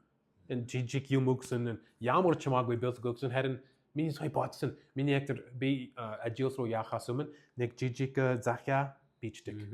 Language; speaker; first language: Mongolian; early bilingual, heritage; English